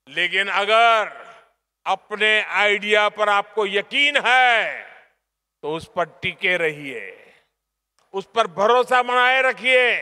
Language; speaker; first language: Hindi; non-native, local second language; Gujarati